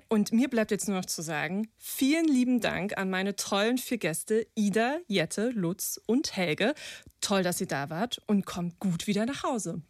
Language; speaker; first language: German; native; German